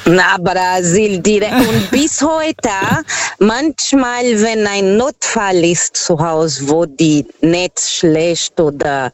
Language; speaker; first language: German; non-native, learner; Portuguese